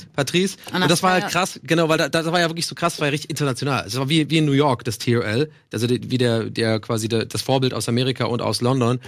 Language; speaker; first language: German; non-native, fluent; English